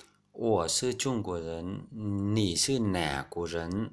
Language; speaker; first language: Chinese; non-native, learner; Vietnamese